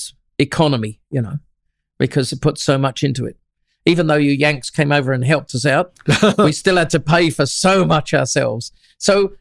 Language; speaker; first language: English; native; English